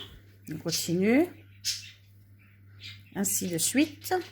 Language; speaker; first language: French; native; French